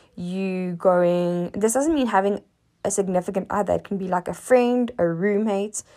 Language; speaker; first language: English; native; English